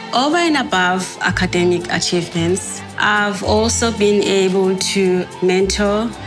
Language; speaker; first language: English; non-native, local second language; Zulu